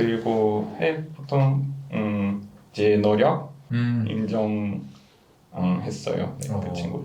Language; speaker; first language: Korean; non-native, learner; Portuguese